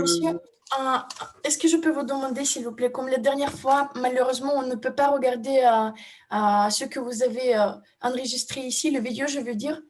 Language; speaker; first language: French; non-native, fluent; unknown